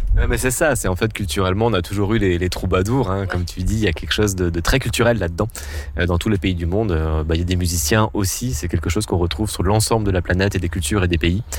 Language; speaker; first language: French; native; French